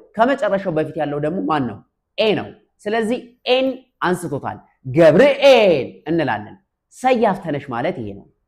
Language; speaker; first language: Amharic; native; Amharic